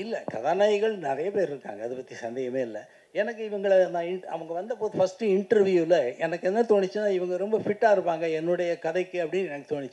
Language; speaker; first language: Tamil; native; Tamil